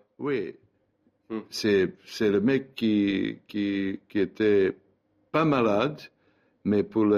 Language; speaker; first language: French; non-native, learner; Serbian